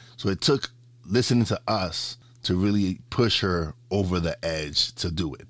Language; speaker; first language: English; native; English